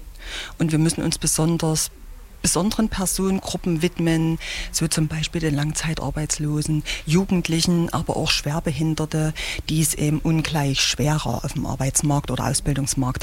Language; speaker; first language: German; native; German